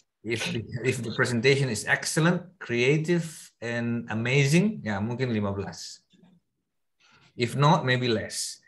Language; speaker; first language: English; non-native, fluent; Indonesian